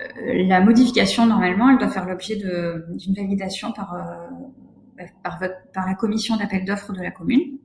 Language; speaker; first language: French; native; French